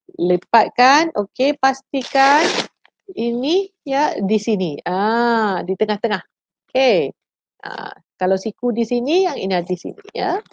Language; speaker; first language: Malay; native; Malay